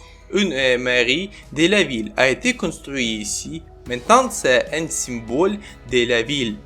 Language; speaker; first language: French; non-native, learner; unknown